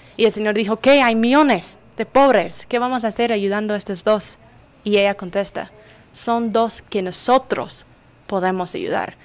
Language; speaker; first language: Spanish; non-native, fluent; English